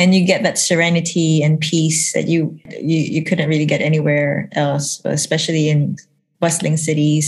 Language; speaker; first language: English; non-native, local second language; Filipino